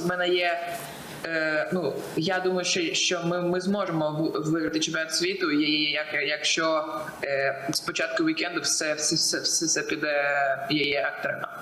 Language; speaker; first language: Ukrainian; non-native, local second language; Russian